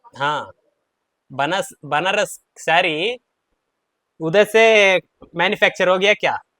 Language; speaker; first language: Hindi; non-native, local second language; Kannada